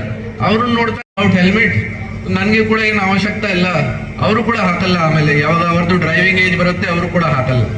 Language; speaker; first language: Kannada; non-native, learner; Hindi